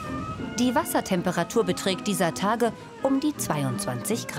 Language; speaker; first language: German; native; German